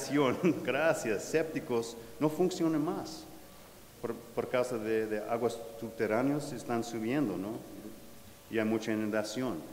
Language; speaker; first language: Spanish; non-native, fluent; English